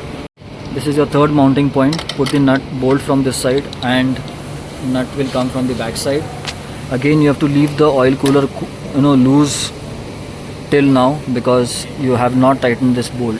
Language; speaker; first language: English; non-native, local second language; Hindi